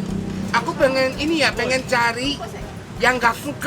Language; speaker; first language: Indonesian; non-native, fluent; Japanese